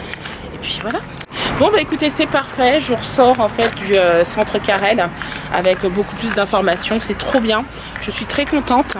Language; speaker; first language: French; native; French